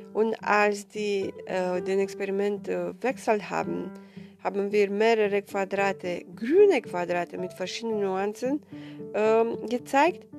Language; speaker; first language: German; non-native, fluent; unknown